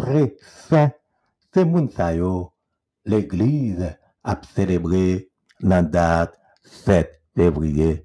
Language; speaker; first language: French; non-native, local second language; Haitian Creole